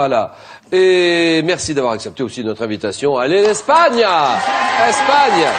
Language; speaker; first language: French; native; French